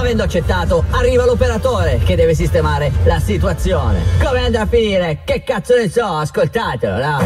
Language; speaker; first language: Italian; native; Italian